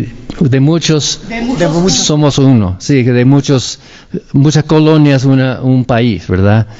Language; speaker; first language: Spanish; non-native, fluent; English